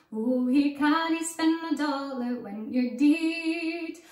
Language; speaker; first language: English; native; English